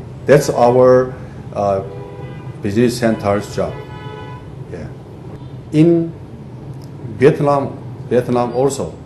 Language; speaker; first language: English; non-native, fluent; Korean